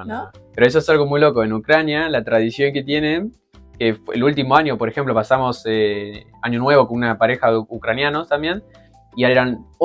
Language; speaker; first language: Spanish; native; Spanish